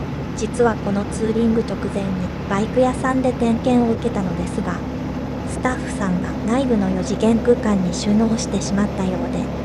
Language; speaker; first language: Japanese; native; Japanese